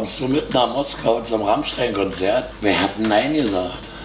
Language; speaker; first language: German; native; German